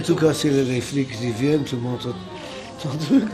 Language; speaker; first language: French; non-native, fluent; English